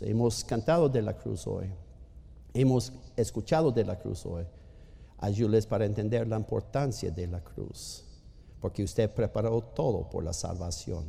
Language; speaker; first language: Spanish; non-native, fluent; English